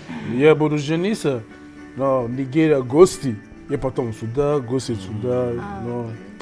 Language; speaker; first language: Russian; non-native, learner; English